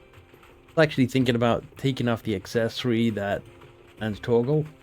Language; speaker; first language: English; native; English